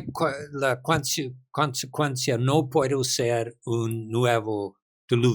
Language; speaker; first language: Spanish; non-native, learner; English